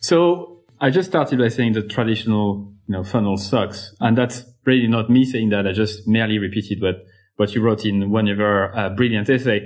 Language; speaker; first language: English; non-native, fluent; French